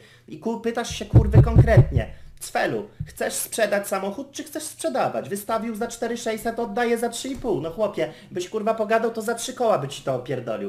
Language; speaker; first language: Polish; native; Polish